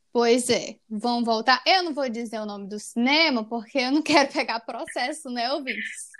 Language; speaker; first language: Portuguese; native; Portuguese